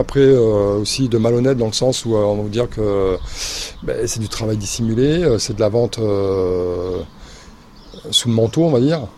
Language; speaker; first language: French; native; French